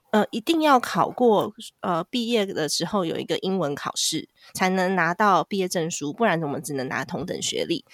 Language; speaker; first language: Chinese; native; Chinese